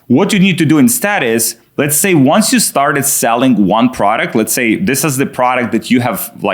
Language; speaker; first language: English; non-native, fluent; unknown